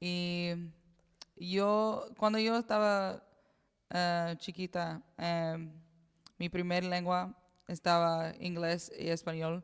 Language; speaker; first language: Spanish; early bilingual, heritage; English